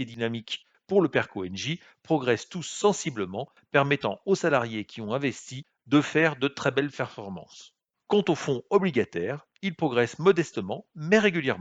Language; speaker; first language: French; native; French